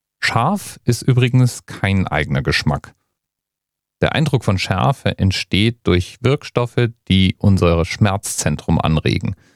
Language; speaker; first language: German; native; German